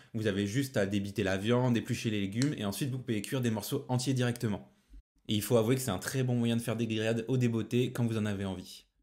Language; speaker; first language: French; native; French